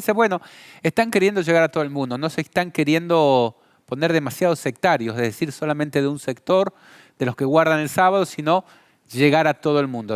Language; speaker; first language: Spanish; native; Spanish